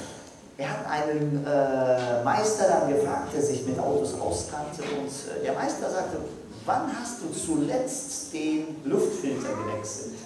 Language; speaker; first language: German; non-native, fluent; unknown